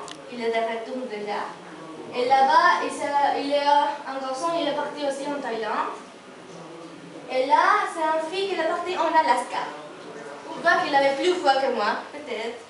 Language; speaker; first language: French; non-native, learner; Spanish